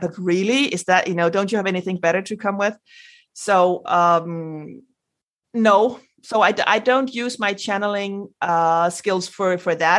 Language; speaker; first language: English; non-native, fluent; Danish